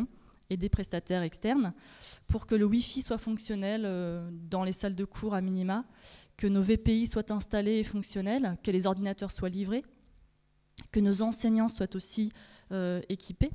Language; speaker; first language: French; native; French